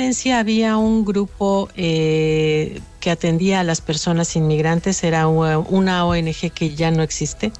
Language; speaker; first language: Spanish; native; Spanish